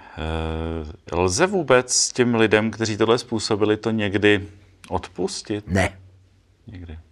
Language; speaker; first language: Czech; native; Czech